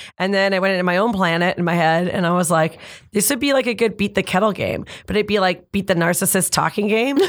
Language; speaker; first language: English; native; English